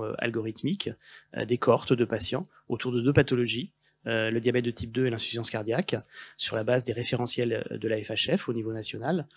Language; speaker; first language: French; native; French